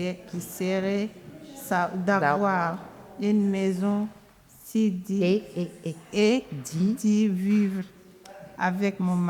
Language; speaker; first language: French; non-native, learner; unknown